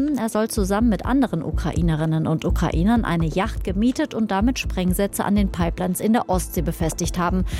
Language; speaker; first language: German; native; German